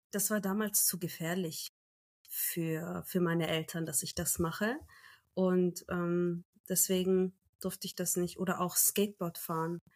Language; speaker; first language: German; early bilingual, other home language; Turkish